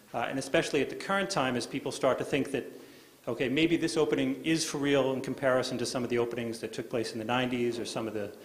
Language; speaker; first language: English; native; English